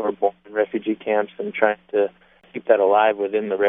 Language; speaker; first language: English; native; English